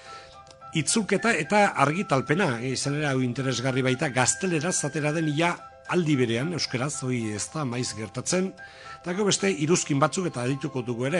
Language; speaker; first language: Basque; native; Basque